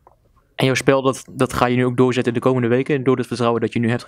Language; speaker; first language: Dutch; native; Dutch